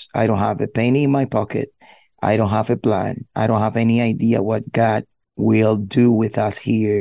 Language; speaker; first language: English; non-native, fluent; Spanish